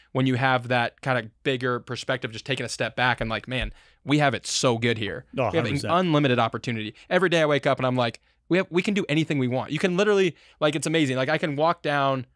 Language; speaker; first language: English; native; English